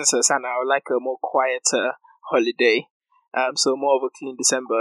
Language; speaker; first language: English; non-native, local second language; Yoruba